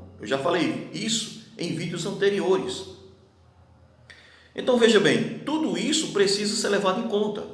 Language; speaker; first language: Portuguese; native; Portuguese